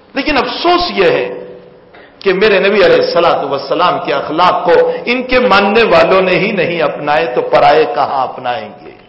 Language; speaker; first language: Urdu; non-native, local second language; Gujarati